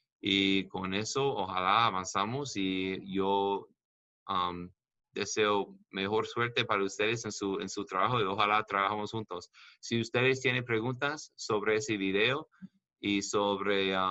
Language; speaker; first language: Spanish; non-native, learner; English